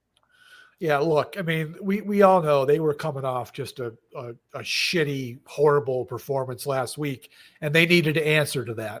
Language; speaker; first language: English; native; English